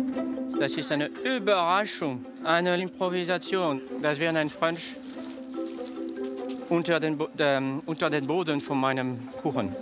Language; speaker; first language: German; non-native, fluent; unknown